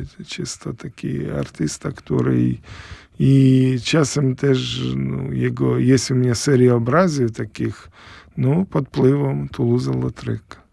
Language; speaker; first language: Polish; non-native, learner; Ukrainian